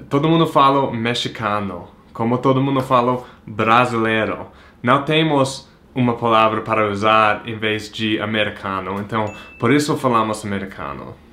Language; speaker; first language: Portuguese; non-native, fluent; English